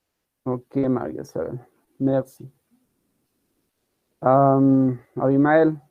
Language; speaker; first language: French; non-native, learner; Spanish